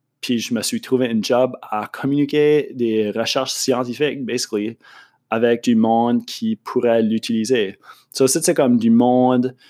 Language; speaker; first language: French; native; French